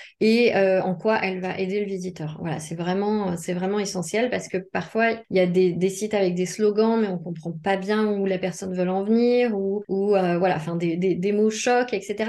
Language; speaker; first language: French; native; French